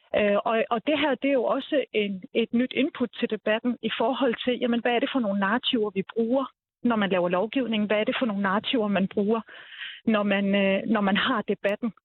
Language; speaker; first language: Danish; early bilingual, other home language; Arabic